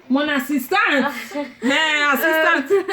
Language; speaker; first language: French; non-native, learner; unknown